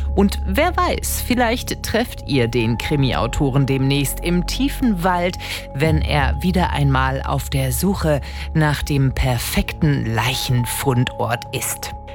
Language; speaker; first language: German; native; German